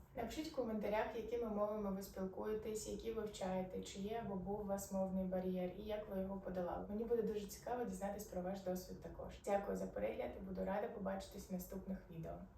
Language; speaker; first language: Ukrainian; non-native, local second language; Arabic